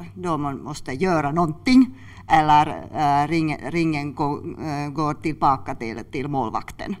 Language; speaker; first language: Swedish; non-native, local second language; Finnish